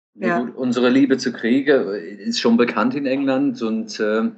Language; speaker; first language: German; non-native, fluent; English